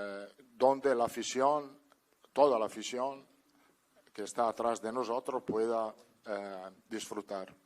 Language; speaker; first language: Spanish; non-native, fluent; Italian